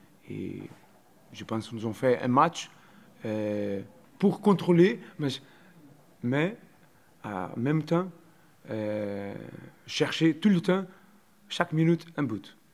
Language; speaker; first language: French; non-native, learner; Portuguese